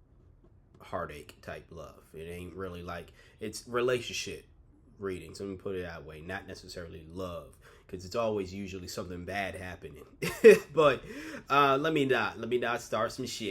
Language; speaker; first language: English; native; English